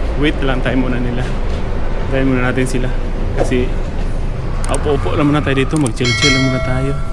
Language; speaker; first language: Filipino; non-native, local second language; Cebuano